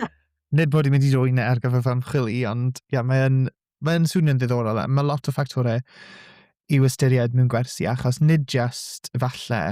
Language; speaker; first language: Welsh; native; Welsh